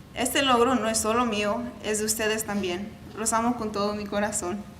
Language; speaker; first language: Spanish; early bilingual, heritage; Spanish